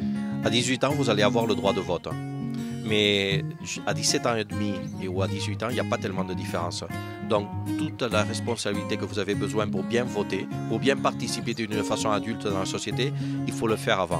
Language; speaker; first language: French; non-native, local second language; Catalan